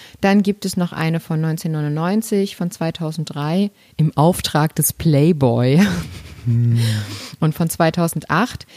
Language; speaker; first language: German; native; German